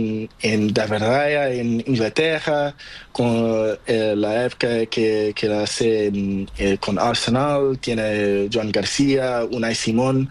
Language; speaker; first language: Spanish; non-native, learner; Portuguese